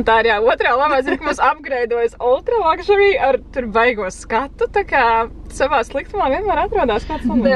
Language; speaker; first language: Latvian; native; Latvian